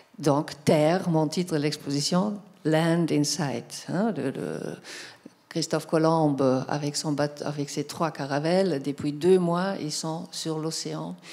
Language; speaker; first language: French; non-native, fluent; German